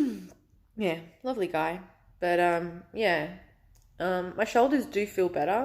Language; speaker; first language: English; native; English